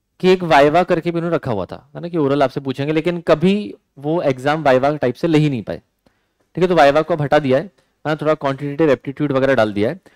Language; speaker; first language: Hindi; native; Hindi